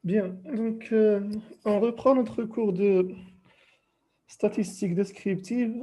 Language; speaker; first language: French; non-native, local second language; Arabic